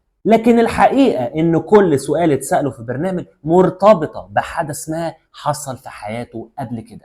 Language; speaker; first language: Arabic; native; Arabic